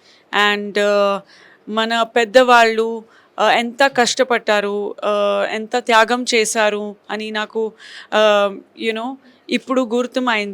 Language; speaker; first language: Telugu; non-native, local second language; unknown